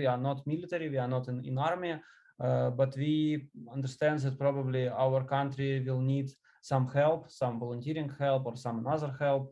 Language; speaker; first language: English; non-native, learner; Ukrainian